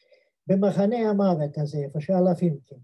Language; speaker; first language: Hebrew; non-native, fluent; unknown